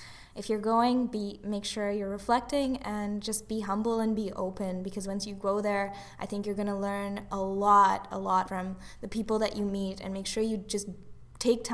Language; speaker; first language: English; non-native, local second language; Tamil